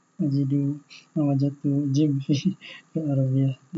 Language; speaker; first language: Arabic; non-native, fluent; Indonesian